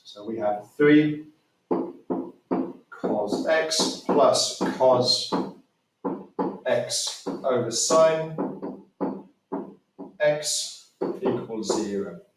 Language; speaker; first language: English; native; English